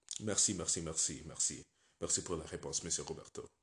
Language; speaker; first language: French; non-native, learner; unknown